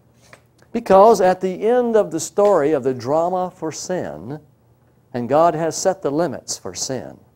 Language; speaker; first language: English; native; English